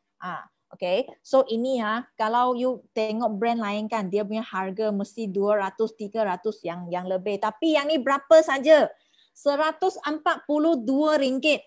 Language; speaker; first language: Malay; non-native, local second language; Chinese